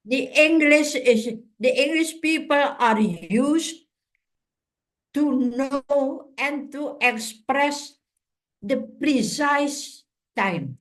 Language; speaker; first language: English; non-native, fluent; Indonesian